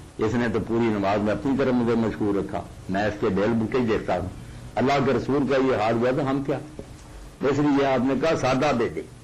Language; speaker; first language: Urdu; non-native, local second language; Punjabi